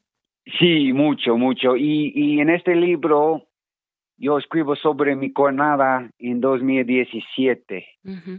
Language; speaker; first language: Spanish; non-native, learner; English